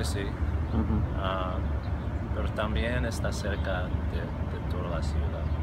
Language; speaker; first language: Spanish; non-native, fluent; English